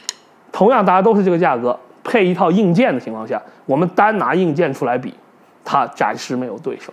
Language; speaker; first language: Chinese; native; Chinese